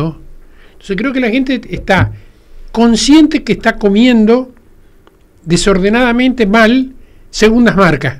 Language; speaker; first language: Spanish; native; Spanish